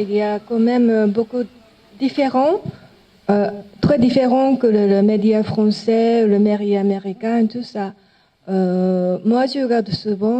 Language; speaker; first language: French; non-native, learner; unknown